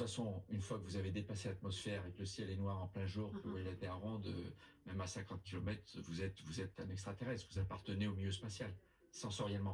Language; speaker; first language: French; native; French